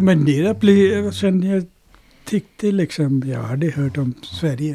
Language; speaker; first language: Swedish; non-native, fluent; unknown